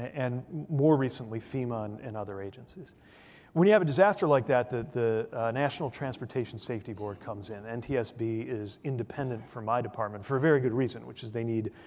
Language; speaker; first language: English; native; English